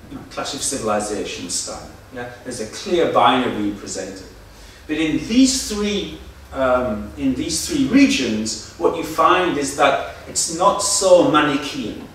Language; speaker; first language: English; native; English